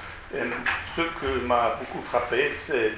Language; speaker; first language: French; non-native, fluent; Italian